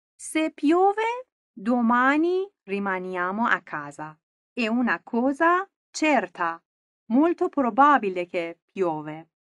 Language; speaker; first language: Italian; non-native, fluent; Persian